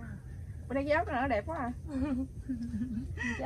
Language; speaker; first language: Vietnamese; native; Vietnamese